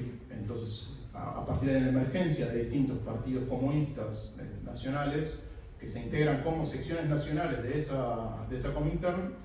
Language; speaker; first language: Spanish; native; Spanish